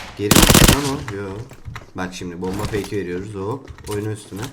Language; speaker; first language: Turkish; native; Turkish